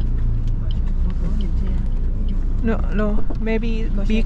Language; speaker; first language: English; non-native, learner; Thai